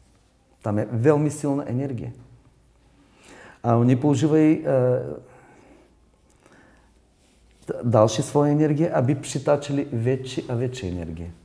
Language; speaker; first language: Czech; non-native, learner; Bulgarian